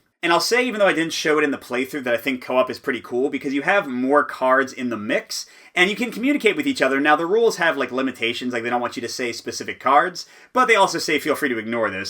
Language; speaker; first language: English; native; English